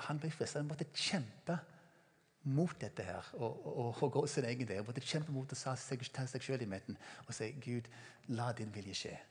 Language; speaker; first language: Norwegian; non-native, fluent; English